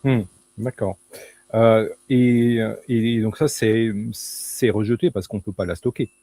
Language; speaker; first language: French; native; French